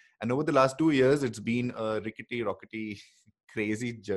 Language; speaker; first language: English; non-native, local second language; Hindi